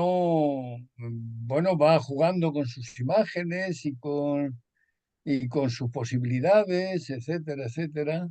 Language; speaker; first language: Spanish; native; Spanish